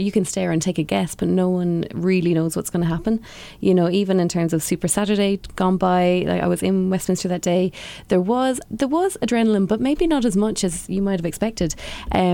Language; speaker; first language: English; native; English